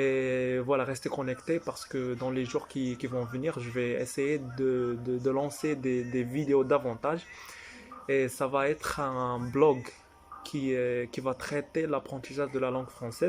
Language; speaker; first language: French; non-native, fluent; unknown